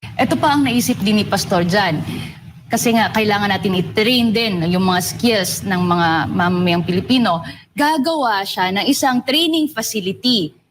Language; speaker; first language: Filipino; native; Filipino